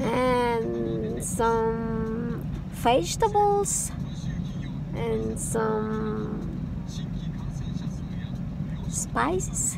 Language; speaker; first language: English; non-native, fluent; Indonesian